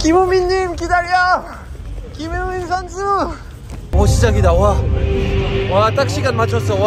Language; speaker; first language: Korean; non-native, fluent; French